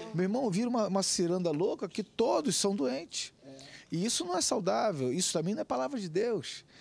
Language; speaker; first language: Portuguese; native; Portuguese